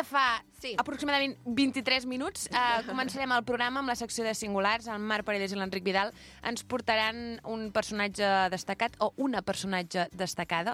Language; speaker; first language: Catalan; native; Catalan